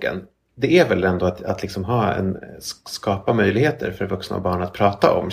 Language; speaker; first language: Swedish; native; Swedish